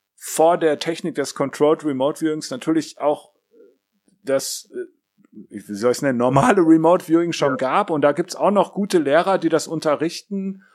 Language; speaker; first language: German; native; German